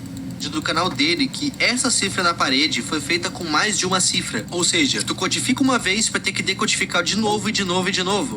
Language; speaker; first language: Portuguese; native; Portuguese